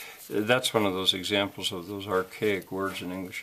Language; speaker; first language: English; native; English